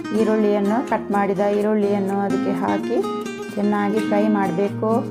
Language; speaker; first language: Kannada; non-native, local second language; Tulu